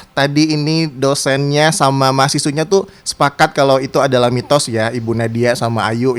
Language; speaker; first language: Indonesian; native; Indonesian